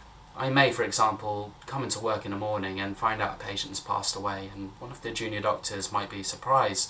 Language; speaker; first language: English; native; English